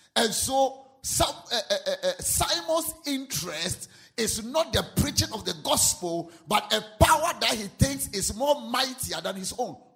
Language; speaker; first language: English; non-native, local second language; Akan